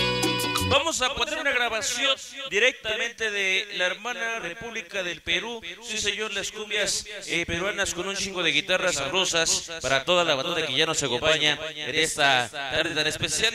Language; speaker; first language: Spanish; native; Spanish